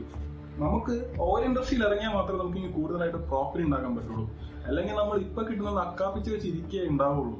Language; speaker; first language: Malayalam; native; Malayalam